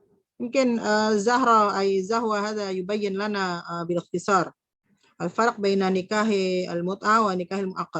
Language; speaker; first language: Arabic; non-native, fluent; Indonesian